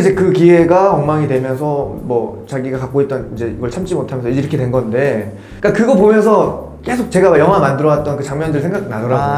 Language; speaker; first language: Korean; native; Korean